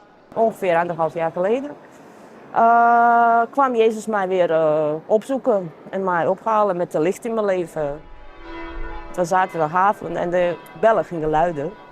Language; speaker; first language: Dutch; non-native, fluent; Croatian